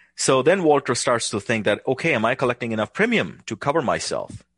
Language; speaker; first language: English; non-native, local second language; Hindi